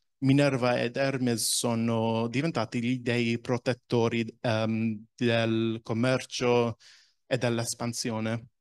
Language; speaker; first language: Italian; non-native, fluent; English